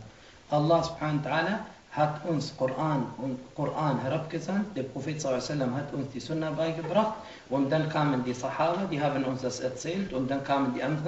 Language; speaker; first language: German; non-native, fluent; Arabic